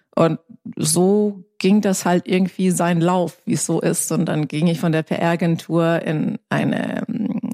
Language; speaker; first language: German; non-native, fluent; English